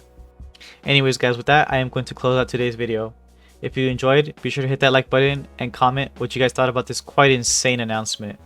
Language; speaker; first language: English; native; English